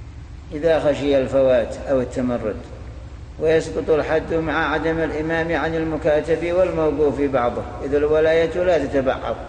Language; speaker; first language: Arabic; native; Arabic